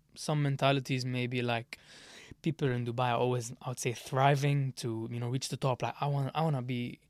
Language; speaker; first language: English; early bilingual, other home language; Arabic